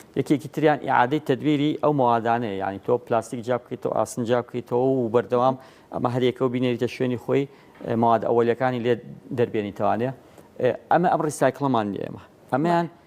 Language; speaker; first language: Central Kurdish; native; Central Kurdish